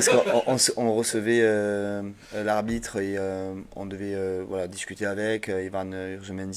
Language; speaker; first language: French; native; French